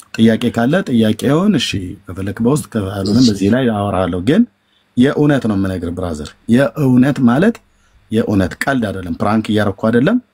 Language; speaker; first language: Amharic; native; Amharic